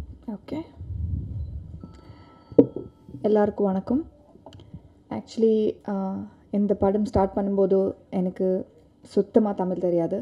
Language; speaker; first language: Tamil; non-native, local second language; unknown